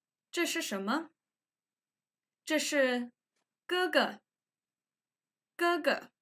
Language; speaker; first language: Chinese; non-native, fluent; English